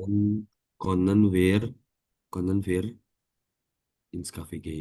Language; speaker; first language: German; non-native, learner; Indonesian